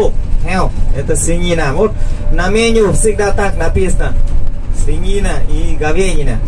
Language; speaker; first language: Russian; non-native, learner; Vietnamese